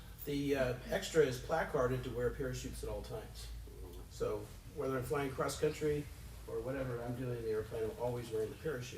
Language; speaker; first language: English; native; English